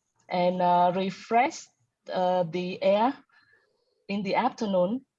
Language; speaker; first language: English; non-native, learner; Vietnamese